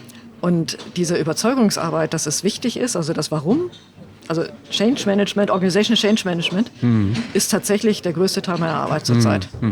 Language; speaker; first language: German; native; German